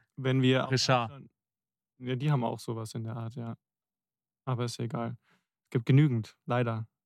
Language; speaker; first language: German; native; German